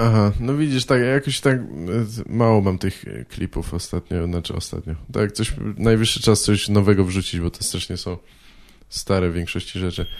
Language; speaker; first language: Polish; native; Polish